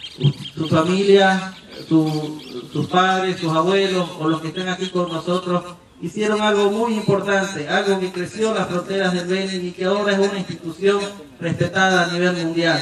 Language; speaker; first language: Spanish; native; Spanish